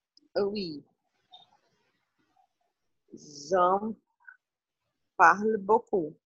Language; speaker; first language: French; non-native, learner; Portuguese